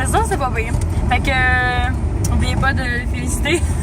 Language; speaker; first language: French; native; French